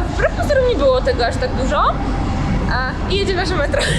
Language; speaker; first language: Polish; native; Polish